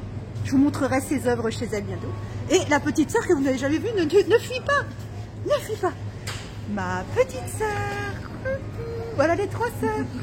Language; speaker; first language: French; native; French